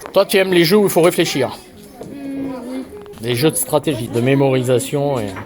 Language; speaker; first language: French; native; French